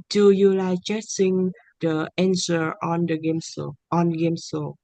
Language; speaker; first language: English; non-native, learner; Vietnamese